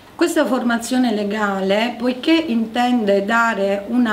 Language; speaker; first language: Italian; native; Italian